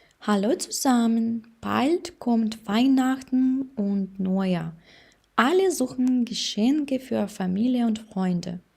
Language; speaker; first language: German; non-native, fluent; Ukrainian